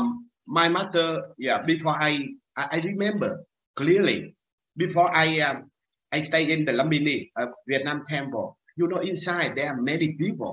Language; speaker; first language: English; non-native, learner; Vietnamese